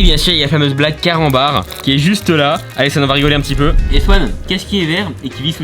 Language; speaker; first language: French; native; French